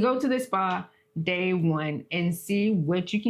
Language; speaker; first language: English; native; English